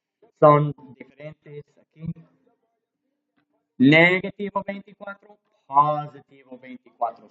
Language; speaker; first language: Spanish; non-native, learner; English